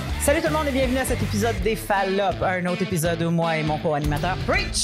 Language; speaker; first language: French; native; French